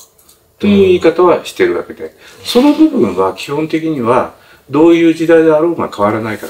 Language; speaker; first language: Japanese; native; Japanese